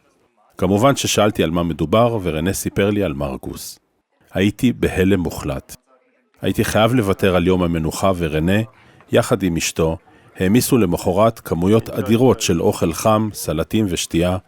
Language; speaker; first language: Hebrew; native; Hebrew